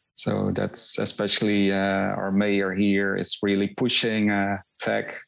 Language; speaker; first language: English; non-native, fluent; Dutch